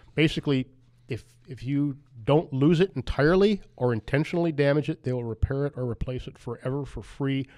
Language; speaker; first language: English; native; English